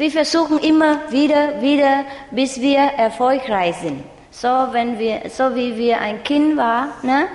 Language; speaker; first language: German; non-native, learner; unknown